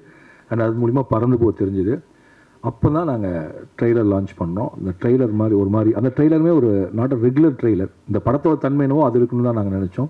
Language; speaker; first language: Tamil; native; Tamil